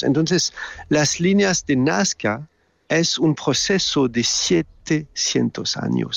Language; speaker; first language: Spanish; non-native, learner; French